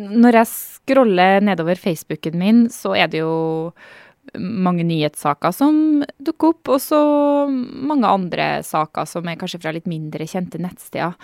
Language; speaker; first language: Norwegian; native; Norwegian